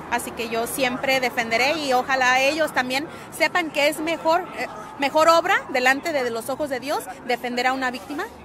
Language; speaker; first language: Spanish; early bilingual, heritage; Spanish